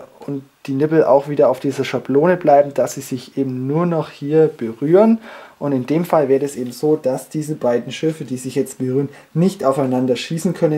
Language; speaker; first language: German; native; German